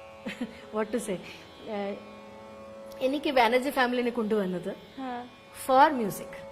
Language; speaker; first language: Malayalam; non-native, local second language; Bangla